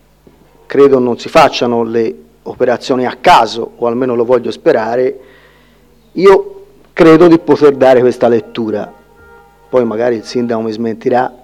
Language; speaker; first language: Italian; native; Italian